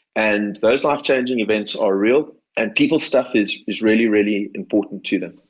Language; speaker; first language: English; native; English